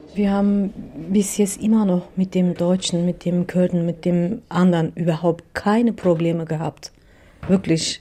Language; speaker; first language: German; non-native, learner; Turkish